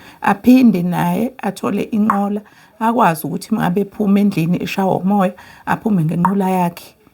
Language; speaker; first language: Zulu; native; Zulu